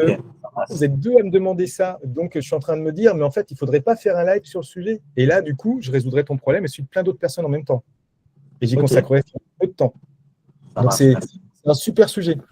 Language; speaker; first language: French; native; French